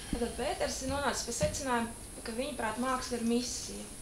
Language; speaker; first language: Latvian; native; Latvian